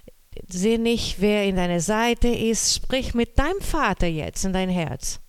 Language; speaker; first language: German; non-native, learner; Portuguese